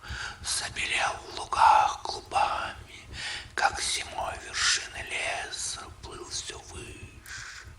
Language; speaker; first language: Russian; native; Russian